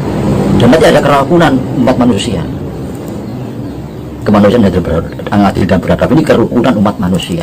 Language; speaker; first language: Indonesian; native; Indonesian